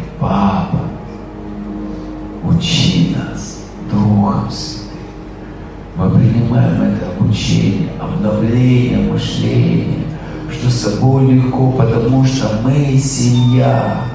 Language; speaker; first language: Russian; native; Russian